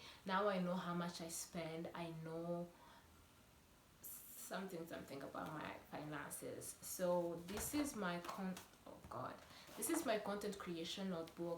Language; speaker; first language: English; non-native, local second language; Kinyarwanda